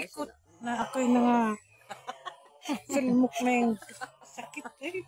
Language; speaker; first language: Filipino; native; Filipino